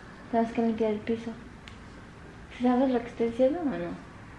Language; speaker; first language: Spanish; early bilingual, heritage; Spanish